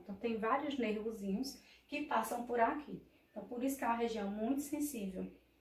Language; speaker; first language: Portuguese; native; Portuguese